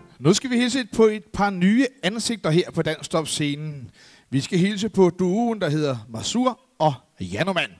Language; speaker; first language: Danish; native; Danish